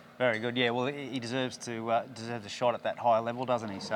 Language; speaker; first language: English; native; English